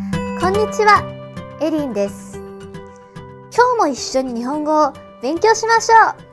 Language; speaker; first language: Japanese; non-native, fluent; English